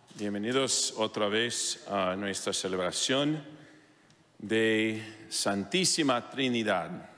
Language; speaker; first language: Spanish; non-native, fluent; English